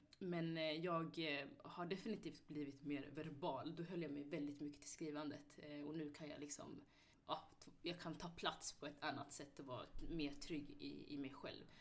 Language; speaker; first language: Swedish; early bilingual, other home language; Somali